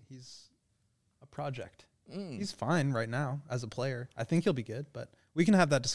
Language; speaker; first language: English; native; English